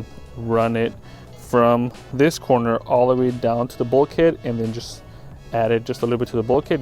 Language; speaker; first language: English; native; English